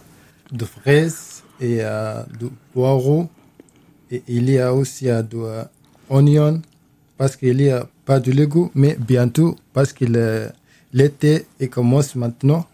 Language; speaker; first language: French; non-native, learner; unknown